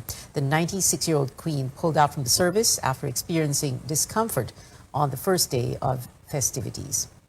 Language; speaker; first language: English; non-native, local second language; Filipino